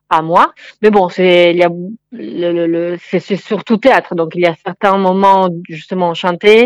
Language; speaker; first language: French; non-native, fluent; Italian